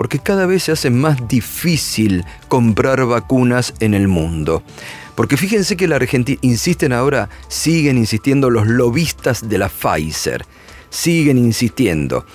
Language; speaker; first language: Spanish; native; Spanish